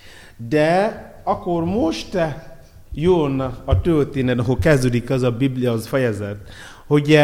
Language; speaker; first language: Hungarian; non-native, learner; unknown